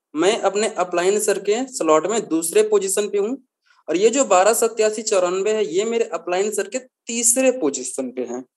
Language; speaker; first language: Hindi; native; Hindi